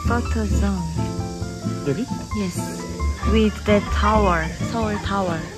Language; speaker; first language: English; non-native, learner; Korean